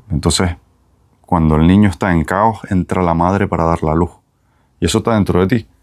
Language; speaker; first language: Spanish; native; Spanish